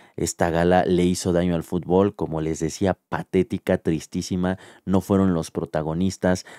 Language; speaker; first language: Spanish; native; Spanish